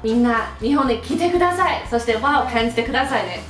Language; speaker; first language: Japanese; non-native, fluent; Chinese